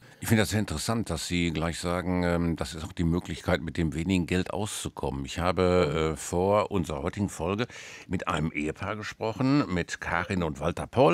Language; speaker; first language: German; native; German